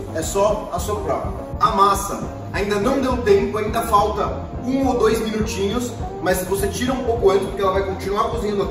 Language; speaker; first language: Portuguese; native; Portuguese